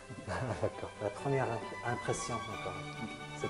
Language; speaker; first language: French; non-native, fluent; Korean